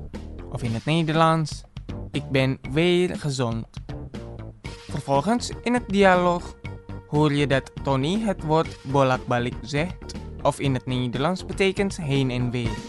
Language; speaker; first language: Dutch; non-native, fluent; Indonesian